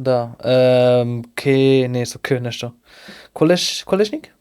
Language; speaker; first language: Macedonian; non-native, learner; German